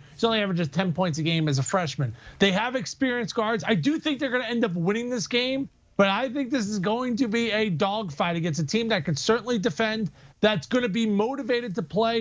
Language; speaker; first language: English; native; English